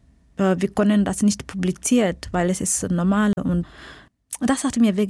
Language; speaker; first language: German; non-native, learner; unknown